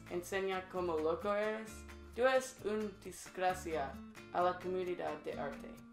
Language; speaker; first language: Spanish; non-native, learner; English